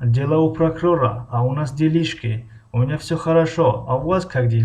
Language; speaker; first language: Russian; non-native, fluent; Tajik